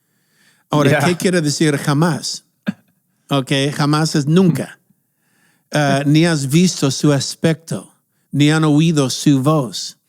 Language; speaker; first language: Spanish; non-native, fluent; English